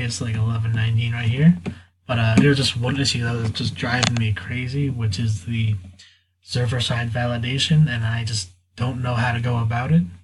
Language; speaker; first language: English; native; English